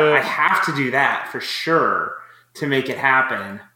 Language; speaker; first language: English; native; English